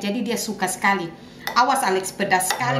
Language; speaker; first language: Indonesian; non-native, local second language; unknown